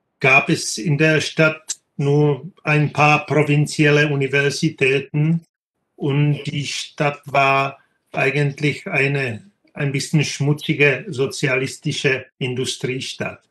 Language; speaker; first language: German; non-native, fluent; Czech